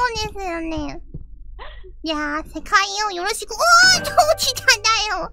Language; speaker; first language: Japanese; non-native, fluent; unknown